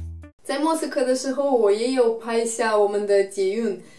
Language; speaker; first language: Chinese; non-native, fluent; Russian